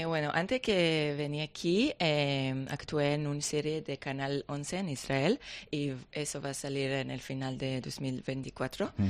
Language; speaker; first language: Spanish; non-native, learner; Hebrew